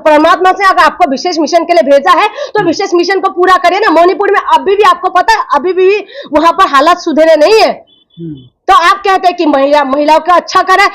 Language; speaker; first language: Hindi; non-native, local second language; Assamese